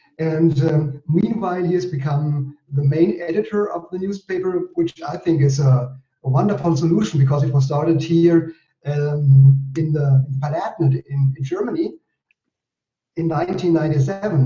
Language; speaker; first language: English; non-native, fluent; German